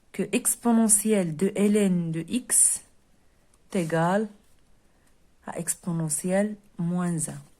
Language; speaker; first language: French; non-native, local second language; Arabic